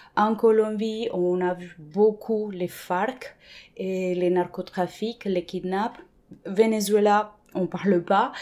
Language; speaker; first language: French; non-native, fluent; Spanish